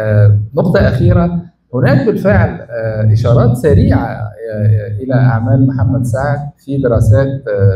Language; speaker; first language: Arabic; native; Arabic